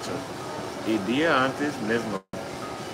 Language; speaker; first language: Spanish; non-native, learner; English